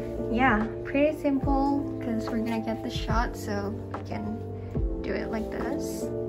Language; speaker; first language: English; non-native, fluent; Indonesian